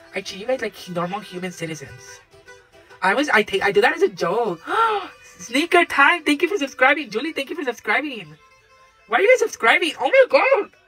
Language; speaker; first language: English; early bilingual, other home language; Spanish